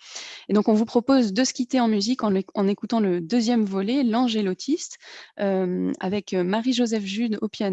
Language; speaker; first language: French; native; French